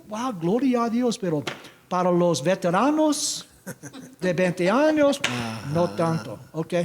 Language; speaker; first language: Spanish; non-native, learner; English